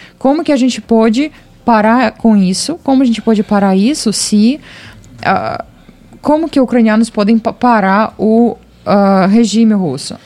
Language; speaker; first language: Portuguese; non-native, fluent; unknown